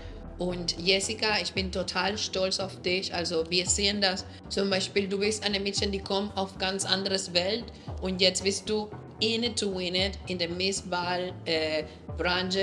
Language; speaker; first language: German; non-native, fluent; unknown